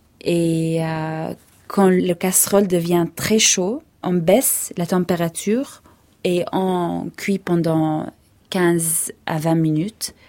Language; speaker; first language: French; non-native, fluent; Arabic